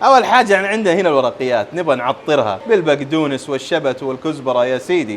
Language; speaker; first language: Arabic; native; Arabic